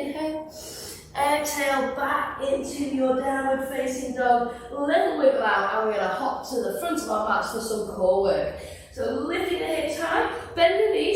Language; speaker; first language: English; native; English